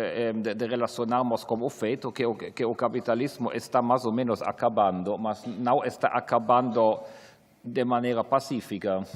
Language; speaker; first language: Portuguese; non-native, fluent; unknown